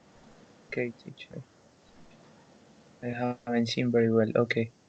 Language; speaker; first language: English; non-native, learner; Spanish